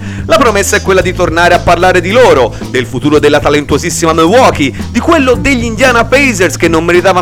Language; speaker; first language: Italian; native; Italian